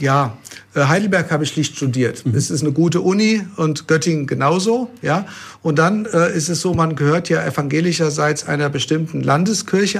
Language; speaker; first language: German; native; German